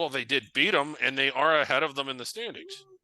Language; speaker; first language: English; native; English